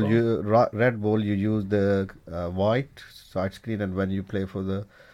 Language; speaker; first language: English; non-native, local second language; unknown